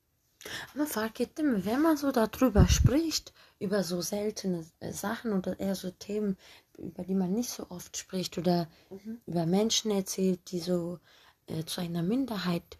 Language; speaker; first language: German; early bilingual, other home language; Turkish